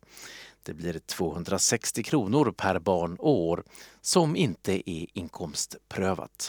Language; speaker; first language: Swedish; native; Swedish